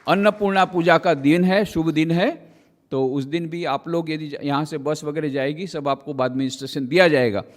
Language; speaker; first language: Hindi; non-native, local second language; Gujarati